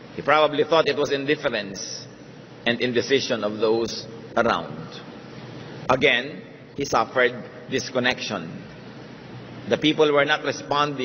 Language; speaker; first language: English; non-native, local second language; Filipino